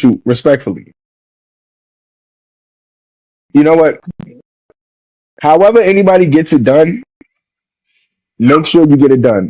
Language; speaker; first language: English; native; English